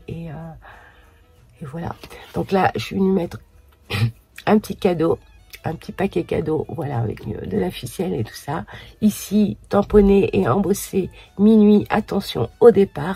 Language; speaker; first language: French; native; French